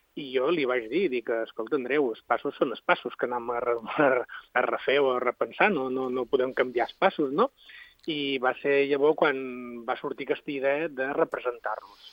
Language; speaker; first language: Catalan; native; Catalan